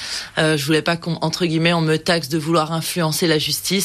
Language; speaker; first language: French; native; French